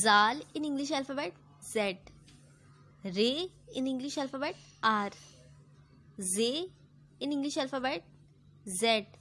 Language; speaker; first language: English; non-native, learner; Urdu